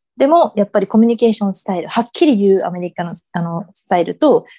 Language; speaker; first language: Japanese; early bilingual, heritage; English